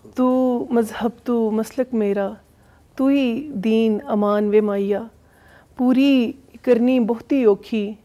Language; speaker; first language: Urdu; non-native, local second language; Punjabi